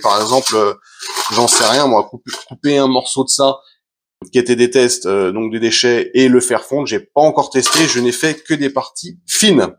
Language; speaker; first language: French; native; French